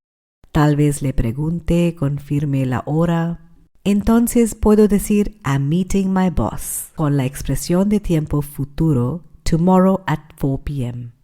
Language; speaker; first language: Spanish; non-native, fluent; English